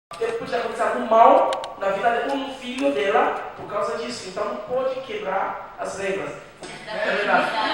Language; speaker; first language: Portuguese; non-native, fluent; French